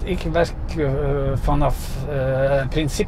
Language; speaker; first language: Dutch; non-native, fluent; Norwegian